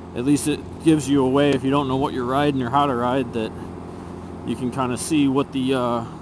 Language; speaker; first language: English; native; English